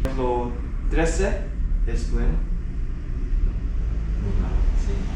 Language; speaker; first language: Spanish; non-native, learner; Korean